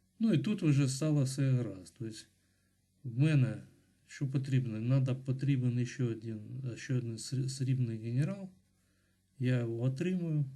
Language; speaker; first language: Ukrainian; non-native, local second language; Russian